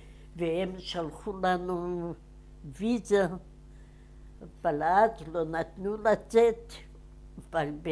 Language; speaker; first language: Hebrew; non-native, fluent; Yiddish